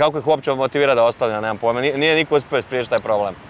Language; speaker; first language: Serbian; native; Serbian